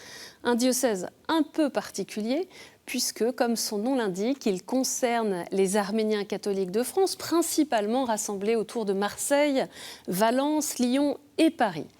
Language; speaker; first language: French; native; French